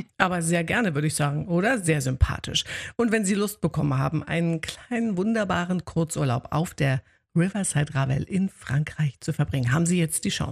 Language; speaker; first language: German; native; German